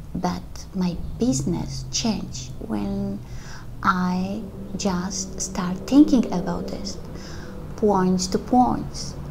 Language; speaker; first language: English; non-native, learner; Polish